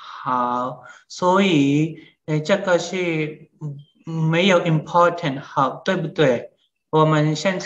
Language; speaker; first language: Chinese; non-native, learner; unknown